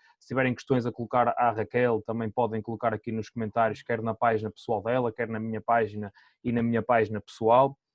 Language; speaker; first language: Portuguese; native; Portuguese